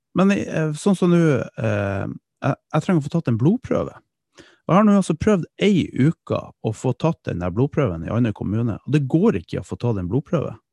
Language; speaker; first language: Norwegian; early bilingual, other home language; Dutch